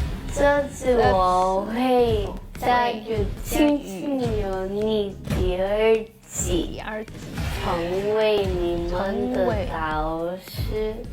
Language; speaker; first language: Chinese; non-native, learner; Thai